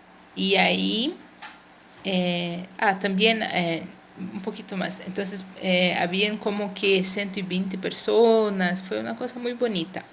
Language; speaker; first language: Spanish; non-native, fluent; Portuguese